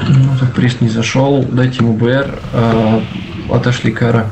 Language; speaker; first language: Russian; native; Russian